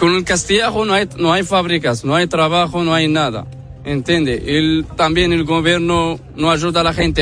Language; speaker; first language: Spanish; non-native, learner; Arabic